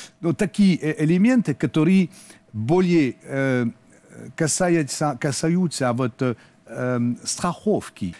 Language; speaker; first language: Russian; non-native, learner; French